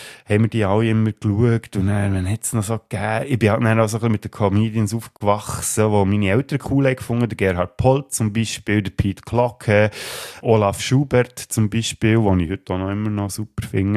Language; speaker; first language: German; native; German